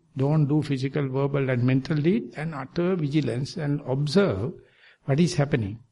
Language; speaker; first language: English; non-native, local second language; Sinhala